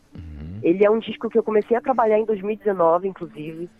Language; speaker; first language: Portuguese; native; Portuguese